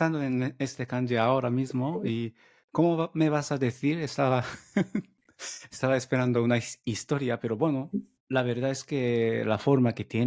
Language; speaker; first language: Spanish; non-native, fluent; Japanese